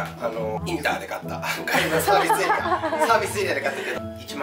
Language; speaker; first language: Japanese; native; Japanese